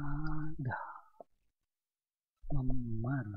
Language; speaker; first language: Arabic; non-native, learner; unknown